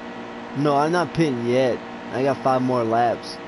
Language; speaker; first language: English; native; English